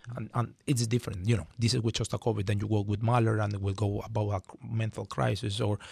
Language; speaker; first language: English; non-native, fluent; Spanish